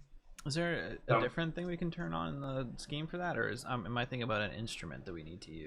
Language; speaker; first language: English; native; English